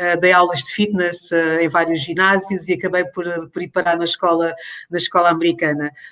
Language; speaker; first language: Portuguese; early bilingual, other home language; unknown